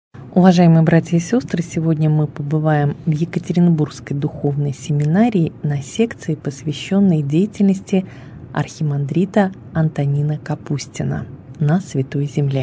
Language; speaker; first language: Russian; native; Russian